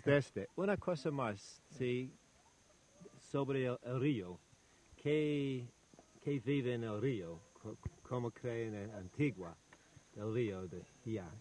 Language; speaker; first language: Spanish; non-native, fluent; English